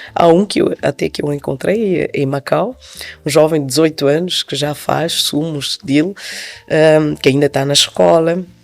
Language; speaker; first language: Portuguese; non-native, local second language; Upper Guinea Crioulo